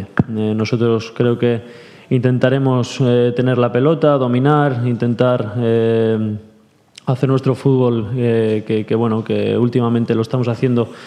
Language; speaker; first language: Spanish; native; Spanish